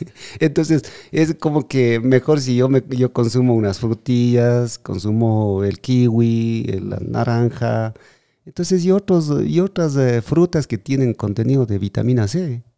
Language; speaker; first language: Spanish; native; Spanish